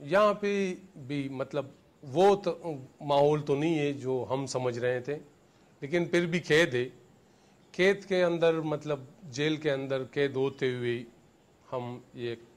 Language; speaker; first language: Urdu; non-native, local second language; Pashto